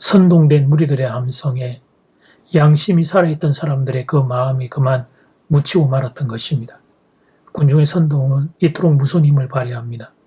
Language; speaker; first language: Korean; native; Korean